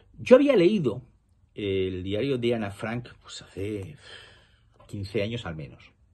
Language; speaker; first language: Spanish; native; Spanish